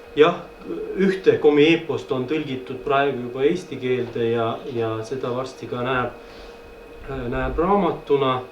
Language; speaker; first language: Estonian; non-native, fluent; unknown